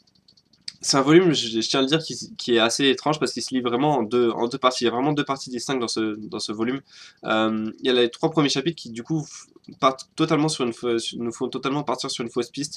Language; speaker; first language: French; native; French